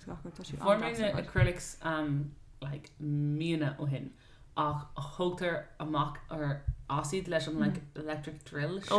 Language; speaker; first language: Irish; non-native, local second language; English